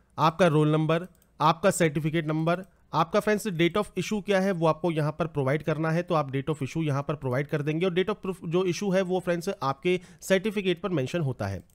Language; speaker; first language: Hindi; native; Hindi